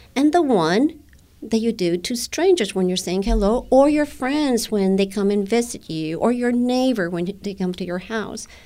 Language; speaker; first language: English; non-native, fluent; Spanish